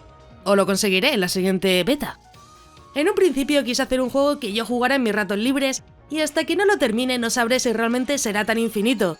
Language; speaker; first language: Spanish; native; Spanish